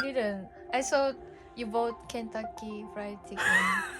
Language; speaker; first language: English; non-native, learner; Japanese